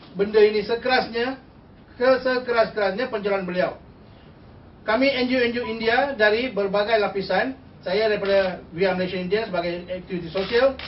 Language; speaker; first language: Malay; non-native, local second language; Tamil